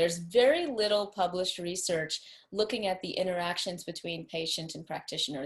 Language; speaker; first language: English; native; English